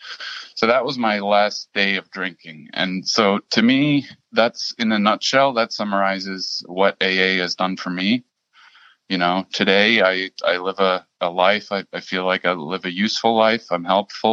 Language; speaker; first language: English; early bilingual, other home language; German